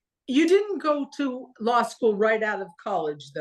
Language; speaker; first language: English; native; English